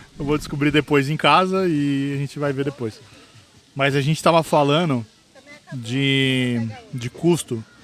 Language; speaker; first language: Portuguese; native; Portuguese